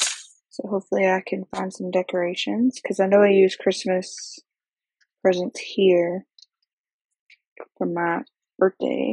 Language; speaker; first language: English; native; English